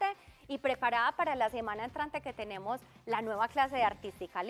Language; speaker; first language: Spanish; native; Spanish